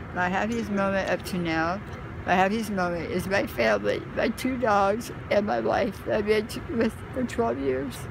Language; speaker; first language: English; native; English